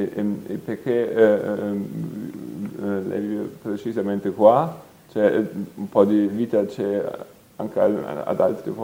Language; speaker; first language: Italian; non-native, learner; German